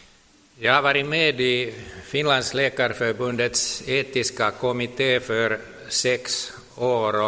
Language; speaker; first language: Swedish; non-native, local second language; Finnish